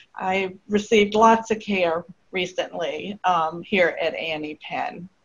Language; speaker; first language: English; native; English